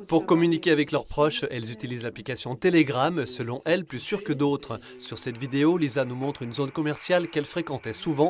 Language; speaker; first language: French; native; French